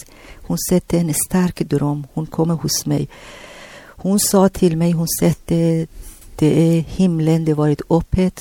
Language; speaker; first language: Swedish; non-native, learner; Persian